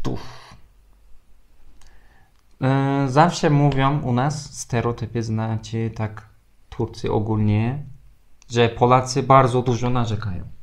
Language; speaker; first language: Polish; non-native, fluent; Turkish